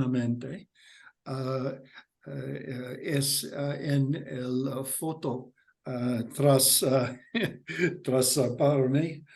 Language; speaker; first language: Spanish; non-native, learner; English